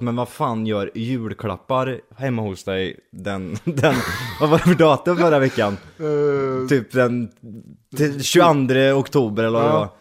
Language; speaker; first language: Swedish; native; Swedish